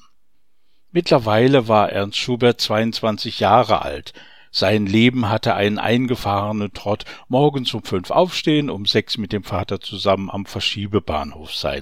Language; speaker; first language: German; native; German